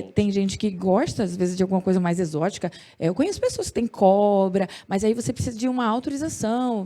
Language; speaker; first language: Portuguese; native; Portuguese